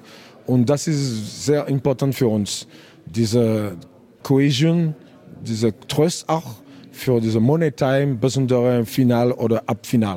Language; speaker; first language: German; non-native, learner; French